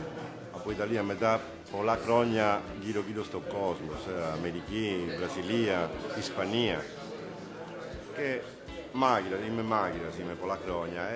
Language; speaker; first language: Greek; non-native, learner; Italian